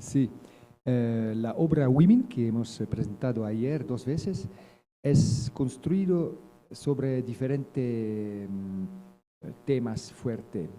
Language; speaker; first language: Spanish; non-native, learner; French